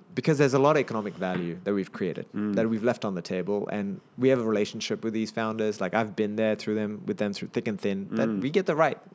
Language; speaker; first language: English; native; English